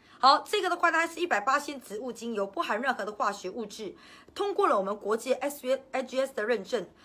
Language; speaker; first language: Chinese; native; Chinese